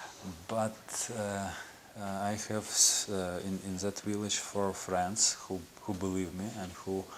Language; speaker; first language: English; non-native, learner; Ukrainian